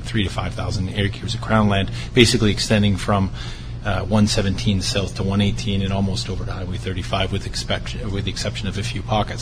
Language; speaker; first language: English; native; English